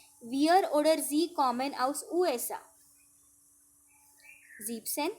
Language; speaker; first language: German; non-native, fluent; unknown